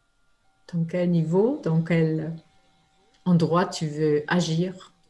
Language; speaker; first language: French; non-native, fluent; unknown